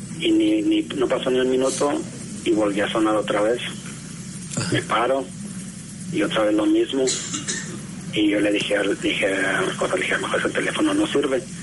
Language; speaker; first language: Spanish; native; Spanish